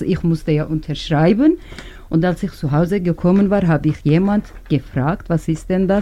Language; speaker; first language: German; non-native, learner; Turkish